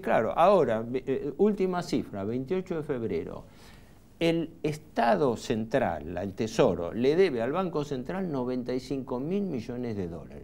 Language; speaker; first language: Spanish; native; Spanish